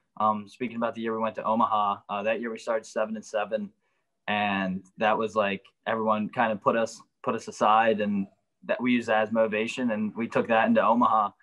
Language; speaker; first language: English; native; English